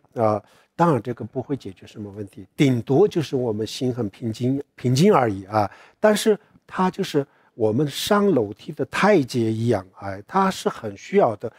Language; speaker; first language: Chinese; non-native, local second language; Tibetan